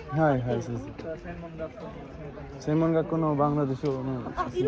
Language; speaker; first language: Japanese; non-native, learner; Bangla